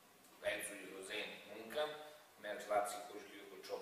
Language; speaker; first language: Hungarian; non-native, learner; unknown